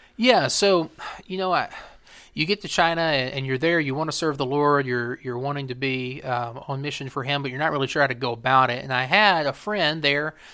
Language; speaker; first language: English; native; English